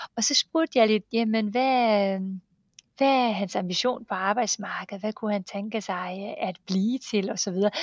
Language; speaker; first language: Danish; non-native, fluent; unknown